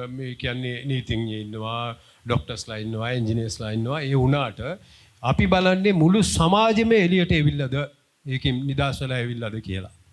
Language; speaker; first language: Sinhala; non-native, local second language; Tamil